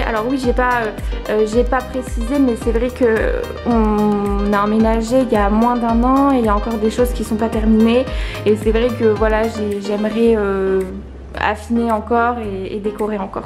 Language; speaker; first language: French; native; French